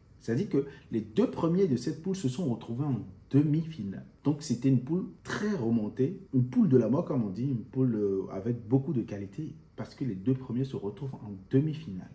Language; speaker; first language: French; non-native, local second language; Fon